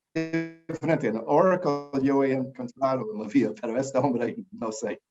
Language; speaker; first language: Spanish; non-native, learner; English